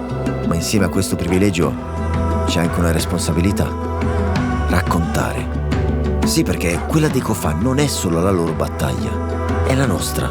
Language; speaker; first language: Italian; native; Italian